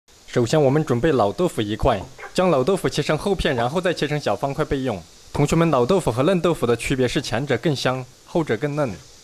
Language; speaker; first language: Chinese; native; Chinese